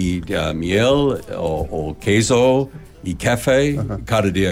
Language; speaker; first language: Spanish; non-native, learner; English